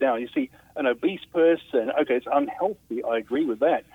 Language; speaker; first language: English; native; English